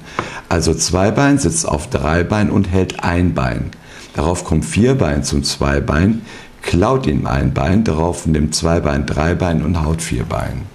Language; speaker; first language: German; native; German